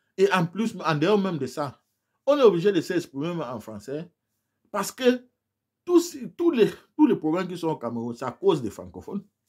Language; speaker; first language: French; non-native, local second language; English